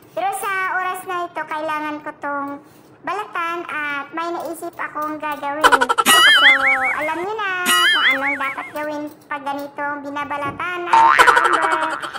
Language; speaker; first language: Filipino; non-native, local second language; Cebuano